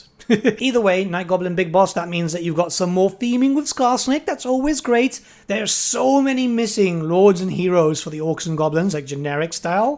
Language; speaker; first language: English; native; English